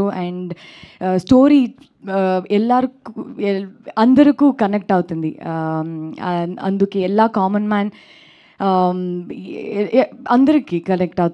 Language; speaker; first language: Telugu; non-native, learner; Kannada